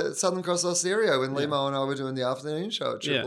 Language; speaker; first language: English; native; English